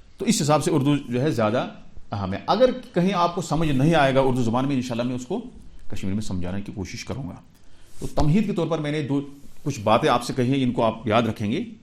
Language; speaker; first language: Urdu; non-native, local second language; Kashmiri